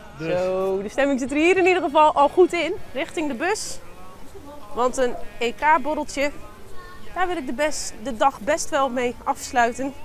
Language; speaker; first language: Dutch; native; Dutch